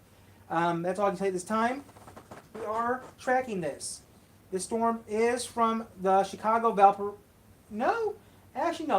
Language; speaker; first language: English; native; English